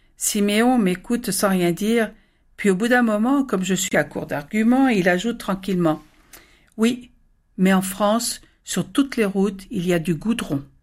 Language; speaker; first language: French; native; French